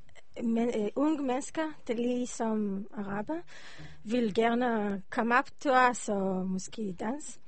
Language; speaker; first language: Danish; non-native, learner; Hebrew